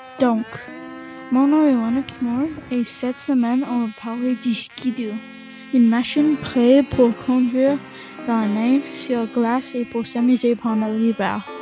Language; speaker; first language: French; non-native, local second language; English